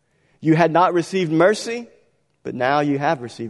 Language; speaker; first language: English; native; English